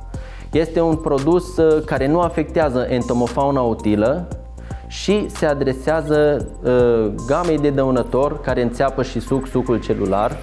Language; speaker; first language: Romanian; native; Romanian